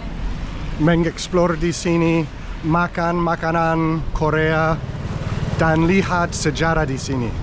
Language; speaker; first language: Indonesian; non-native, learner; English